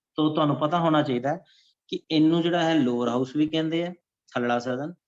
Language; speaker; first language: Hindi; non-native, local second language; Punjabi